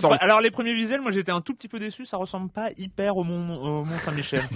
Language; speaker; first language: French; native; French